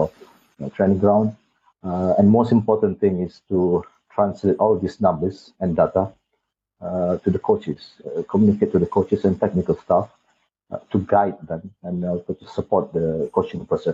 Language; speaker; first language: English; non-native, local second language; Malay